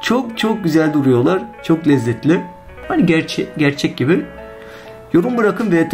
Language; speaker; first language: Turkish; non-native, fluent; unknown